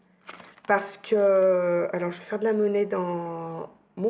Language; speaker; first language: French; native; French